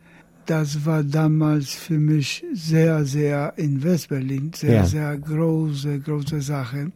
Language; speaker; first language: German; non-native, learner; Polish